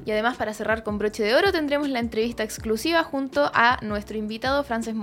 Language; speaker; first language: Spanish; native; Spanish